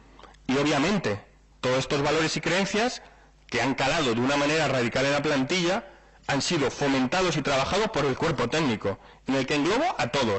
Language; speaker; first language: Spanish; native; Spanish